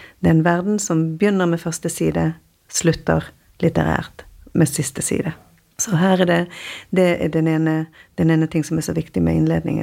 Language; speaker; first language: Norwegian; non-native, fluent; Spanish